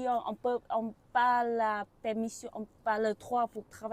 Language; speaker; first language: French; non-native, learner; Vietnamese